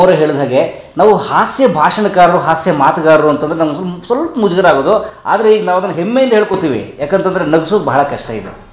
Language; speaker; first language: Kannada; native; Kannada